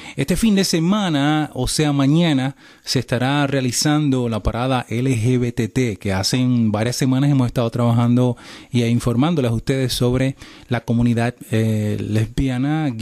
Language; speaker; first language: Spanish; native; Spanish